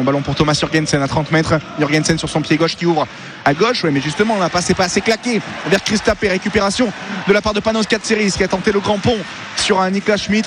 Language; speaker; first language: French; native; French